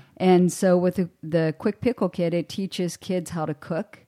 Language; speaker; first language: English; native; English